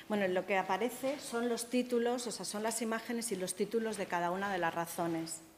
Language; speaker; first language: Spanish; native; Spanish